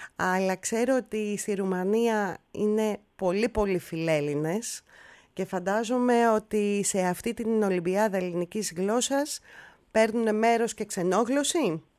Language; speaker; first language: Greek; native; Greek